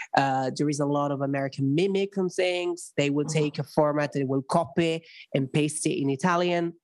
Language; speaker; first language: English; non-native, fluent; Italian